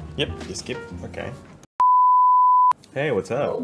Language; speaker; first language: English; non-native, local second language; Indonesian